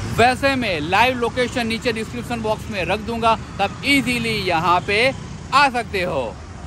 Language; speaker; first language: Hindi; non-native, local second language; Gujarati